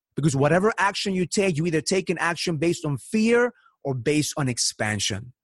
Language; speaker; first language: English; early bilingual, other home language; Spanish